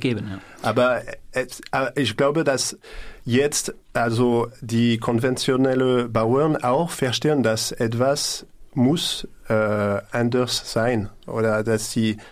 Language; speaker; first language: German; non-native, learner; French